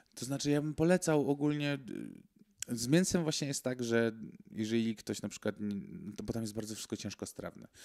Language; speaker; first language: Polish; early bilingual, other home language; Mongolian